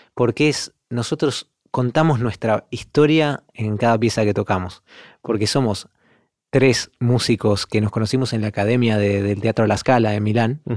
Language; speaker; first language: Spanish; native; Spanish